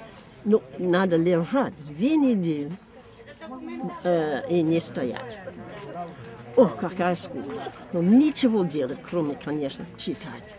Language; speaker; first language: Russian; non-native, fluent; English